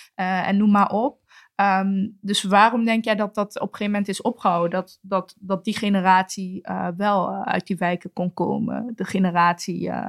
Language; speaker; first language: Dutch; native; Dutch